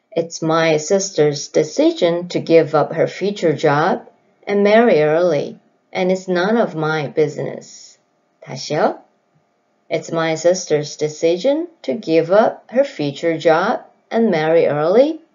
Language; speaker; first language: English; non-native, fluent; Korean